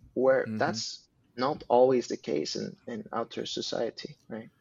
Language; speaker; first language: English; non-native, fluent; Swedish